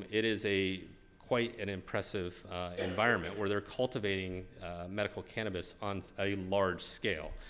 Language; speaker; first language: English; native; English